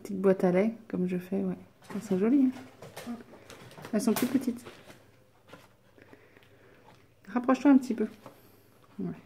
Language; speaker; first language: French; native; French